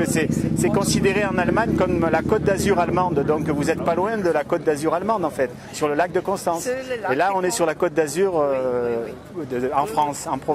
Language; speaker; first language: French; native; French